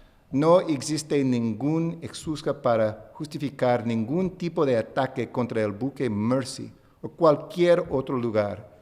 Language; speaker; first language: Spanish; non-native, fluent; English